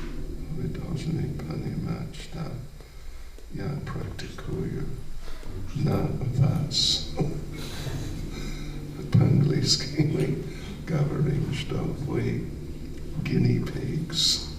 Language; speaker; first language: Russian; non-native, learner; English